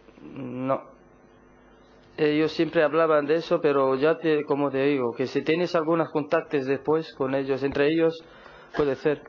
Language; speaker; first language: Spanish; non-native, learner; Arabic